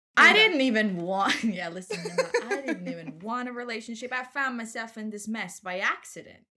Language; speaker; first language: English; non-native, fluent; German